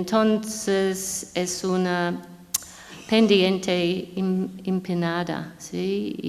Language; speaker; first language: Spanish; non-native, fluent; English